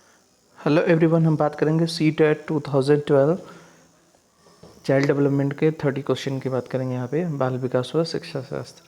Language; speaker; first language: Hindi; native; Hindi